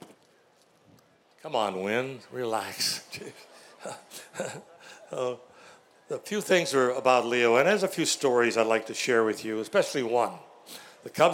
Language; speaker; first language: English; native; English